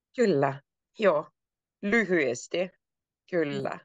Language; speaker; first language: Finnish; native; Finnish